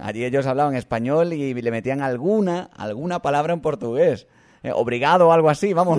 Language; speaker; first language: Spanish; native; Spanish